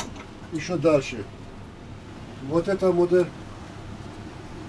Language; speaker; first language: Russian; non-native, learner; Turkish